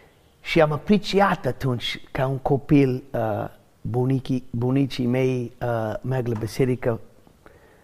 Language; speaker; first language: Romanian; non-native, learner; English